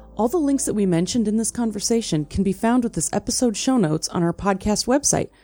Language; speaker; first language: English; native; English